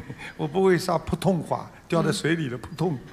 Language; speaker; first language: Chinese; non-native, local second language; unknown